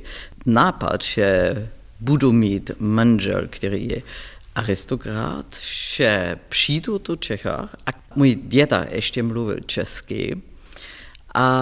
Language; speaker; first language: Czech; non-native, learner; German